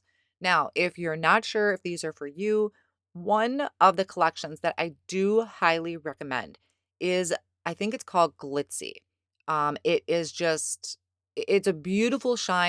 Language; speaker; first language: English; native; English